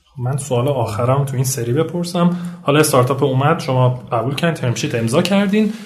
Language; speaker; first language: Persian; native; Persian